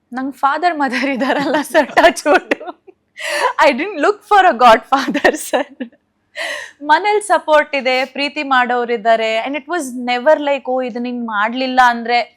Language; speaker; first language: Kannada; native; Kannada